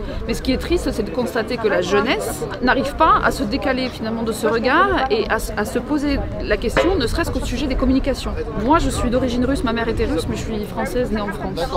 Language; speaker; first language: French; native; French